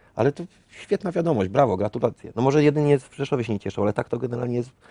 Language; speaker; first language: Polish; native; Polish